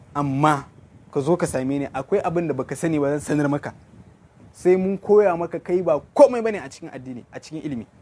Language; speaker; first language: Hausa; non-native, local second language; Kanuri